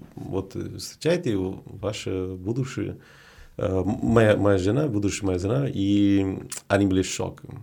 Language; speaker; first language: Russian; non-native, fluent; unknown